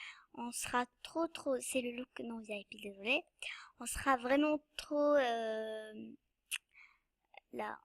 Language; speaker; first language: French; non-native, local second language; Arabic